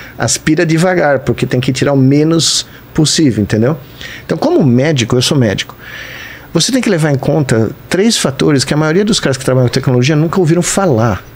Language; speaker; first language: Portuguese; native; Portuguese